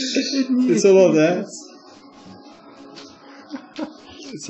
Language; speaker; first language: English; non-native, learner; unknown